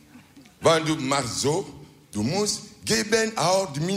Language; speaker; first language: Dutch; non-native, learner; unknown